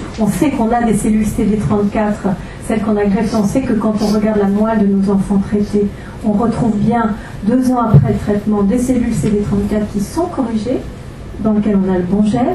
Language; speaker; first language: French; native; French